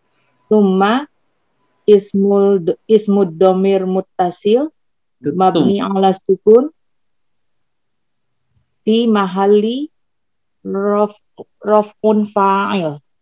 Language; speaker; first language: Arabic; non-native, learner; Indonesian